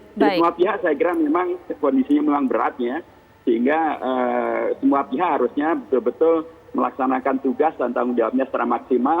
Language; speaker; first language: Indonesian; native; Indonesian